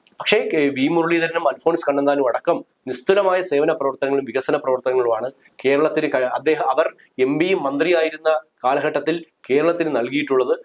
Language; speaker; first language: Malayalam; native; Malayalam